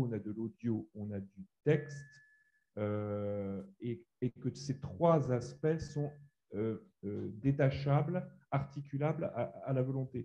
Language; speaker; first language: French; native; French